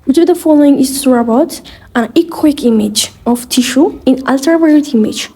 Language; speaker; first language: English; non-native, local second language; Amharic